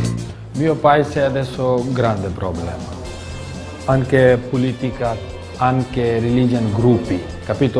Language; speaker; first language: Italian; non-native, learner; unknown